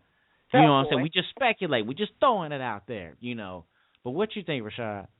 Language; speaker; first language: English; native; English